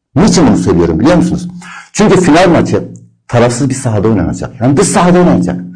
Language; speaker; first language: Turkish; native; Turkish